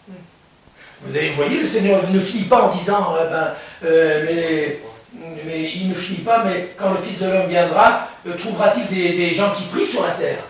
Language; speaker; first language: French; native; French